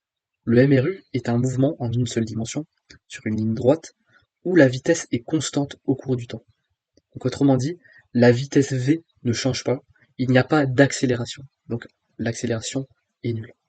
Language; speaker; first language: French; native; French